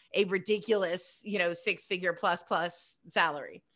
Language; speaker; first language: English; native; English